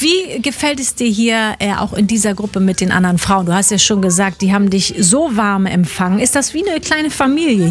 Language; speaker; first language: German; native; German